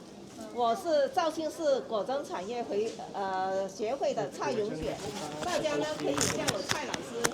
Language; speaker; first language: Chinese; native; Chinese